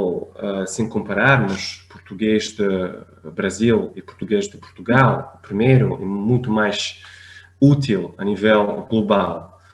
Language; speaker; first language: Portuguese; non-native, fluent; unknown